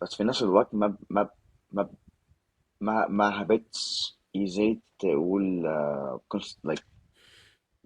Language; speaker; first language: Arabic; non-native, learner; Spanish